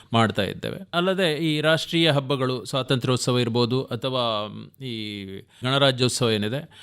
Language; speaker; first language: Kannada; non-native, local second language; Tulu